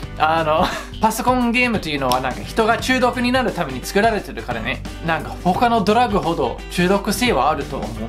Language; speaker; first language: Japanese; non-native, fluent; English